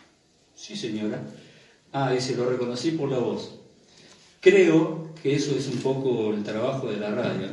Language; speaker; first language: Spanish; native; Spanish